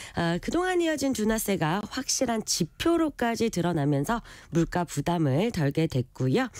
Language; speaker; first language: Korean; native; Korean